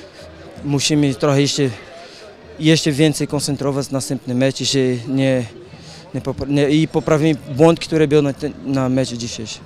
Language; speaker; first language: Polish; non-native, learner; Portuguese